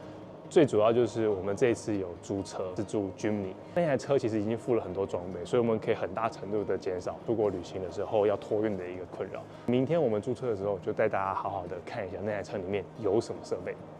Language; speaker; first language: Chinese; native; Chinese